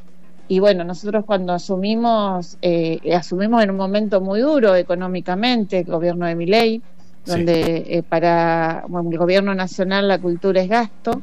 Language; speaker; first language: Spanish; native; Spanish